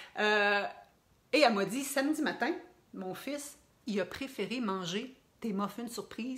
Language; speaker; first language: French; native; French